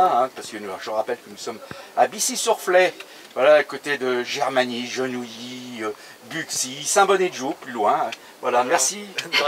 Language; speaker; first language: French; native; French